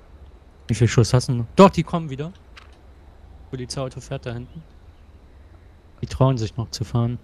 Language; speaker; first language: German; native; German